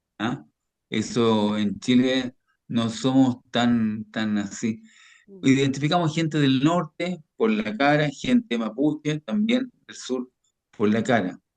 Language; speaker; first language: Spanish; native; Spanish